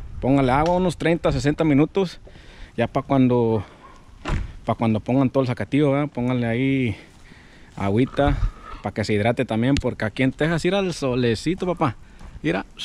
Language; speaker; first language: Spanish; early bilingual, heritage; Spanish